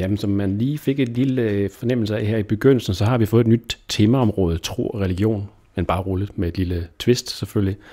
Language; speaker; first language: Danish; native; Danish